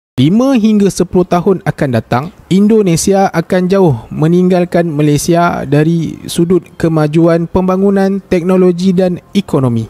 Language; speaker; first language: Malay; native; Malay